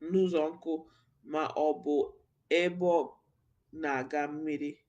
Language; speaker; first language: Igbo; non-native, learner; English